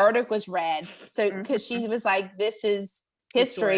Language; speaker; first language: English; native; English